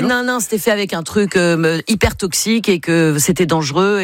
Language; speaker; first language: French; native; French